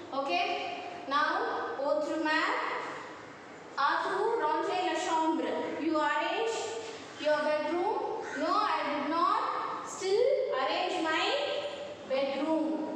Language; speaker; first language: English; non-native, local second language; Tamil